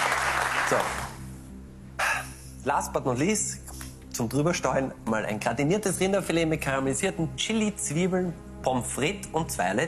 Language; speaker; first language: German; native; German